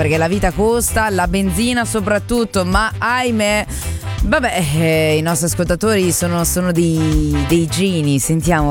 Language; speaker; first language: Italian; native; Italian